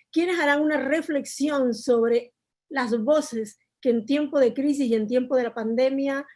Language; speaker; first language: Spanish; native; Spanish